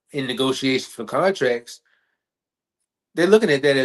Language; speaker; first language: English; native; English